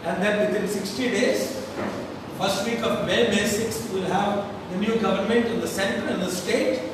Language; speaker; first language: English; non-native, local second language; Telugu